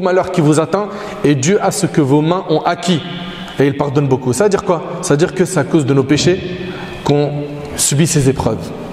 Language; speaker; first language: French; native; French